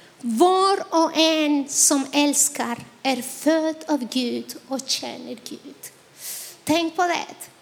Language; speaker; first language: Swedish; non-native, fluent; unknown